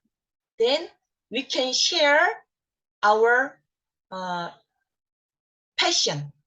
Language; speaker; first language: English; non-native, learner; Korean